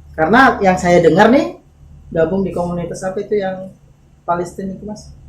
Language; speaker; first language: Indonesian; native; Indonesian